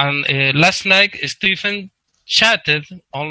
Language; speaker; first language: English; non-native, learner; Spanish